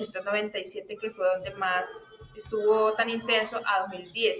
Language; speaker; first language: Spanish; native; Spanish